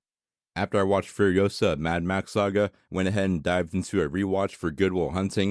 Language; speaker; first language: English; native; English